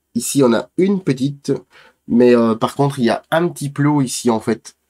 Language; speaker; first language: French; native; French